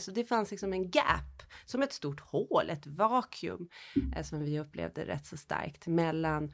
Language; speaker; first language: Swedish; early bilingual, heritage; Swedish